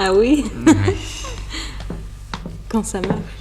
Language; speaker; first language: French; non-native, learner; English